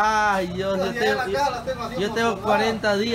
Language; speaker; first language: Spanish; native; Spanish